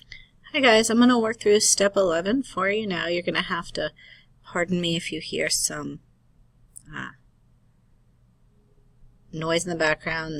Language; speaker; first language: English; native; English